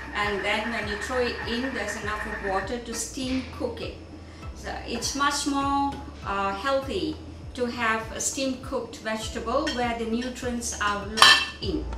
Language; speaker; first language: English; non-native, local second language; Gujarati